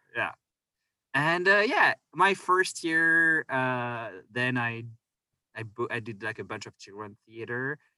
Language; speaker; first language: English; non-native, fluent; French